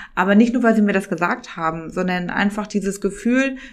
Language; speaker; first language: German; native; German